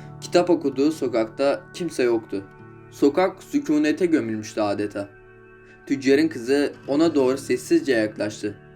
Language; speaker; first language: Turkish; native; Turkish